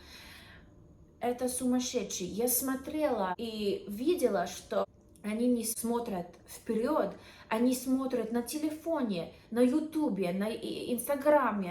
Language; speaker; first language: Russian; non-native, learner; English